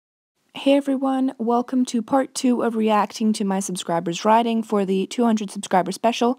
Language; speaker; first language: English; native; English